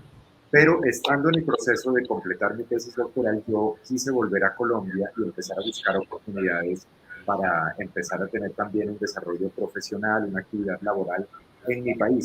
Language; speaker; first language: Spanish; native; Spanish